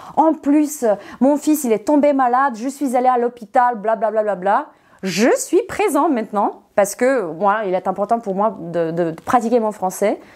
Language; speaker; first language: French; non-native, fluent; Serbian